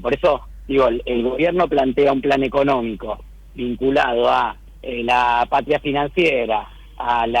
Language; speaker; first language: Spanish; native; Spanish